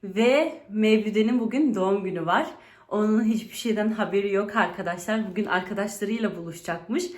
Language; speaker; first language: Turkish; early bilingual, heritage; Turkish